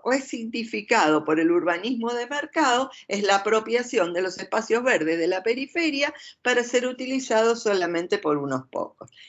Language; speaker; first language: Spanish; native; Spanish